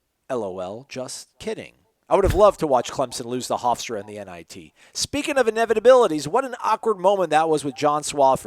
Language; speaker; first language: English; native; English